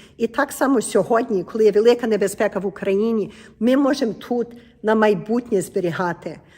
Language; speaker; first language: Ukrainian; early bilingual, heritage; Ukrainian